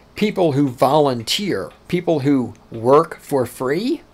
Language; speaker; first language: English; native; English